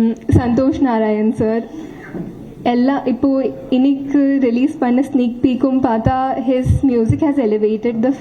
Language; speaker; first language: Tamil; non-native, fluent; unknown